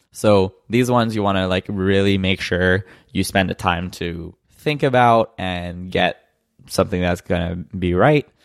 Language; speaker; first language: English; native; English